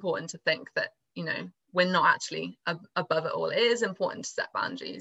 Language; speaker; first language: English; native; English